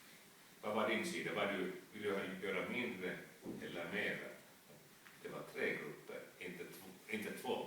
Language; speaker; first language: Swedish; non-native, fluent; Finnish